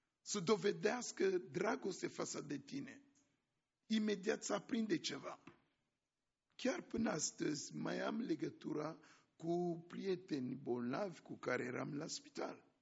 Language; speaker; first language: Romanian; non-native, fluent; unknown